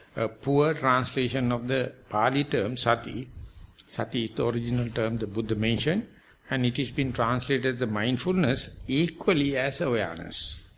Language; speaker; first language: English; non-native, local second language; Sinhala